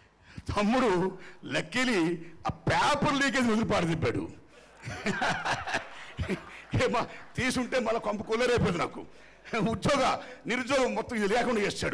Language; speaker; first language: Telugu; native; Telugu